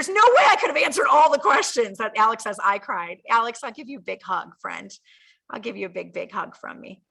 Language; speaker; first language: English; native; English